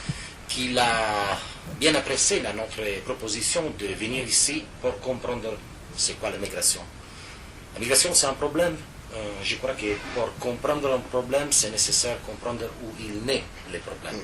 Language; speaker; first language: French; non-native, fluent; Italian